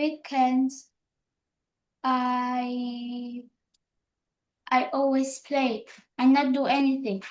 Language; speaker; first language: English; non-native, learner; Vietnamese